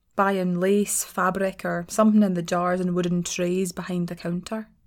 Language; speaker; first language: English; native; English